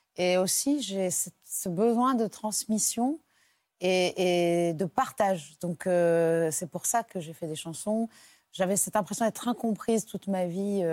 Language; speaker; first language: French; native; French